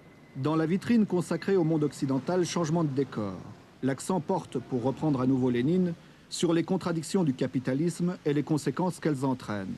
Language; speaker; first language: French; native; French